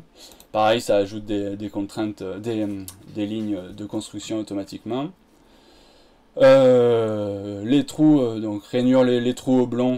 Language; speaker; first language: French; native; French